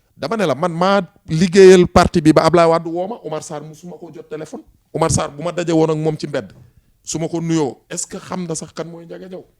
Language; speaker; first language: Wolof; native; Wolof